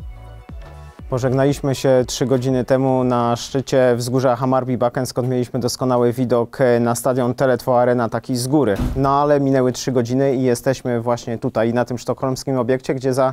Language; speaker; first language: Polish; native; Polish